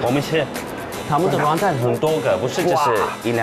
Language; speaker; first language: Chinese; non-native, fluent; Turkish